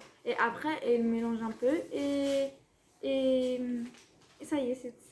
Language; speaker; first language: French; non-native, fluent; Spanish